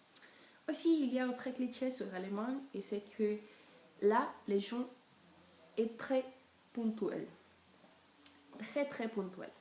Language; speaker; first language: French; non-native, learner; Spanish